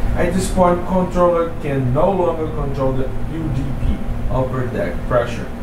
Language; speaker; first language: English; non-native, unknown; Portuguese